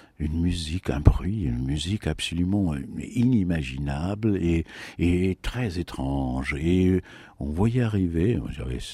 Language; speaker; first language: French; non-native, fluent; German